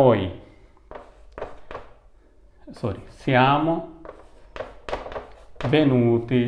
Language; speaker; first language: Italian; non-native, fluent; Urdu